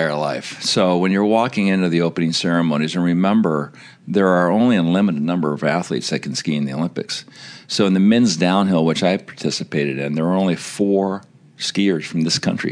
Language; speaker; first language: English; native; English